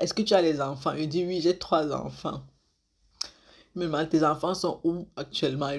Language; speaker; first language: French; native; French